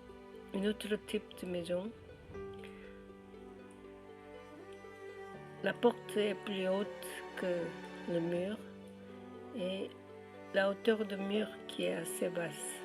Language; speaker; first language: French; non-native, learner; Korean